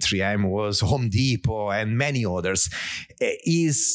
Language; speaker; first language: English; non-native, fluent; Italian